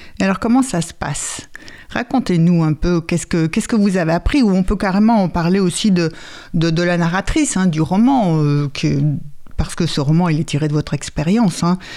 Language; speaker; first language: French; native; French